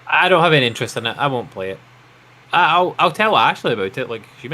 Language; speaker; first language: English; native; English